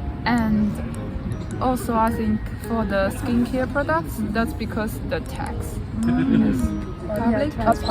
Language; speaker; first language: English; non-native, fluent; Chinese